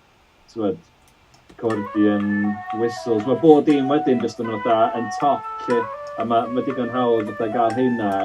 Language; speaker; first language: Welsh; native; Welsh